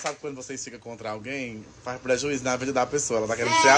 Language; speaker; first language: Portuguese; native; Portuguese